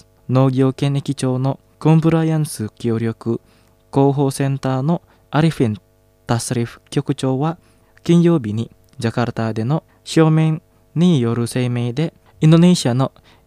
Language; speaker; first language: Japanese; non-native, fluent; Indonesian